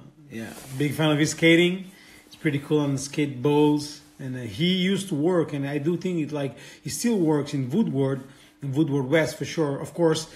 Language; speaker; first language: English; non-native, fluent; Italian